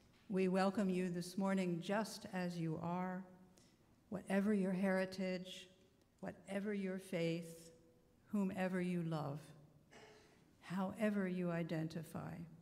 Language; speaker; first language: English; native; English